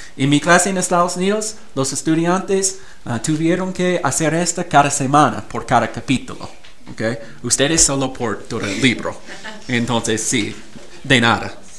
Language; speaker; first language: Spanish; non-native, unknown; English